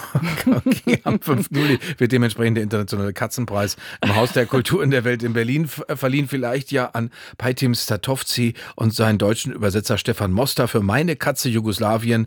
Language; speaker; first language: German; native; German